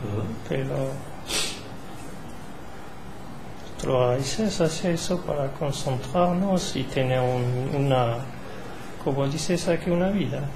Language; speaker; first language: Spanish; non-native, learner; French